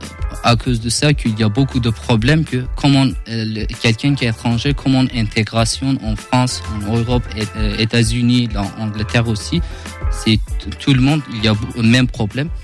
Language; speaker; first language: French; non-native, learner; Kurdish